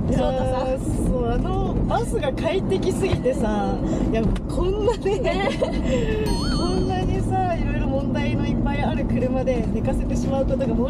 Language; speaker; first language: Japanese; native; Japanese